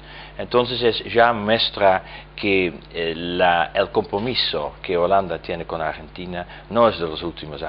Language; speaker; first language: Spanish; non-native, fluent; Dutch